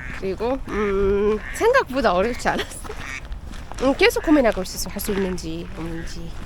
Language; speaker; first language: Korean; non-native, learner; Arabic